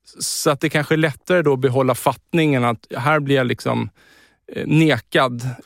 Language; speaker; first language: Swedish; native; Swedish